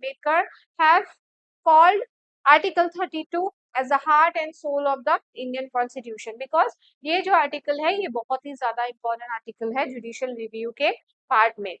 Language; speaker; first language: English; non-native, local second language; Hindi